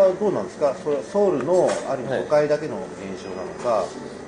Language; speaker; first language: Japanese; native; Japanese